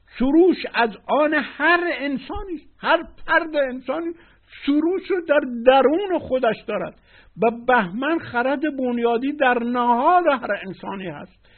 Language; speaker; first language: Persian; native; Persian